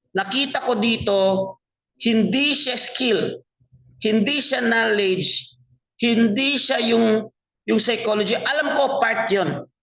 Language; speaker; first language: Filipino; non-native, local second language; Cebuano